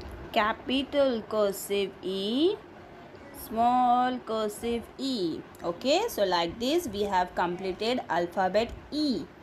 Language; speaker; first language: English; non-native, local second language; Hindi